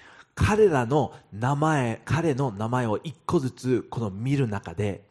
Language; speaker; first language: Japanese; non-native, fluent; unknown